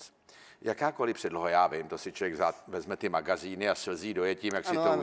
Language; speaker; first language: Czech; native; Czech